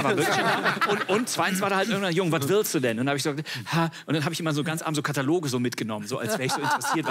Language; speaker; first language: German; native; German